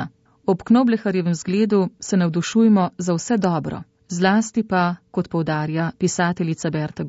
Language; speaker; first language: Slovenian; native; Slovenian